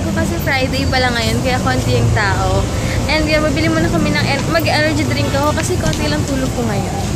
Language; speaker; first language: Filipino; native; Filipino